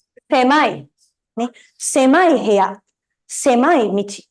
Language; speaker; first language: Japanese; non-native, fluent; Tamil